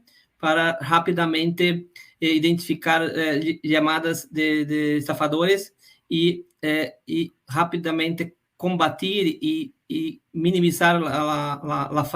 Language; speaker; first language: Spanish; non-native, fluent; Portuguese